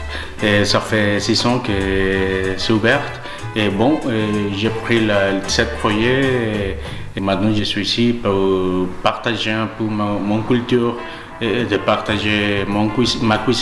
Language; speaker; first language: French; non-native, learner; Spanish